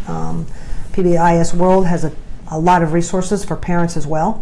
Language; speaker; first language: English; native; English